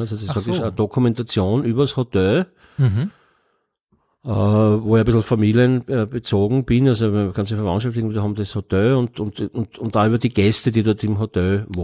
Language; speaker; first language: German; native; German